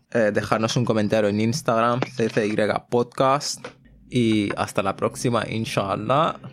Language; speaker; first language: Spanish; early bilingual, other home language; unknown